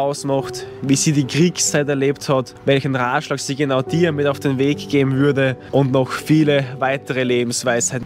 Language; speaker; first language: German; native; German